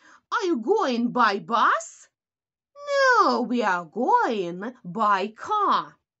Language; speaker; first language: English; non-native, fluent; Ukrainian